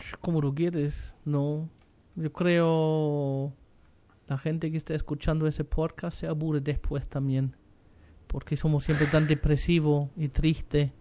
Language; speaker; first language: Spanish; non-native, learner; German